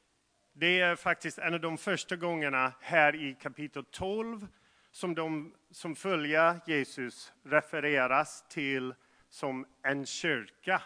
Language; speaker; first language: Swedish; non-native, fluent; English